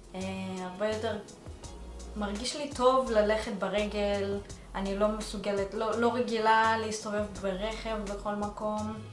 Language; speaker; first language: Hebrew; early bilingual, other home language; Russian